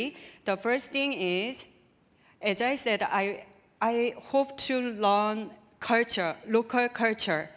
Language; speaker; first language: English; non-native, learner; Korean